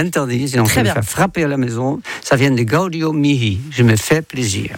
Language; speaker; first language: French; non-native, fluent; Dutch